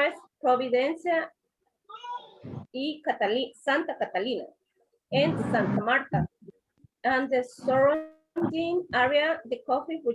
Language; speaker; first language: English; non-native, learner; Spanish